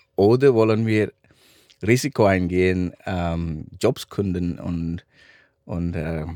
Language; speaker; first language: German; non-native, fluent; Sinhala